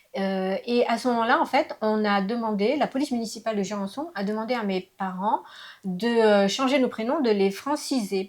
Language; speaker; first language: French; early bilingual, other home language; Lao